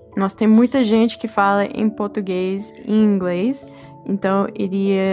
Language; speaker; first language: Portuguese; early bilingual, heritage; Portuguese